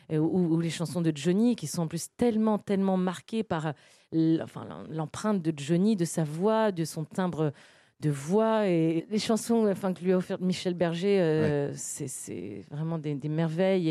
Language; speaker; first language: French; native; French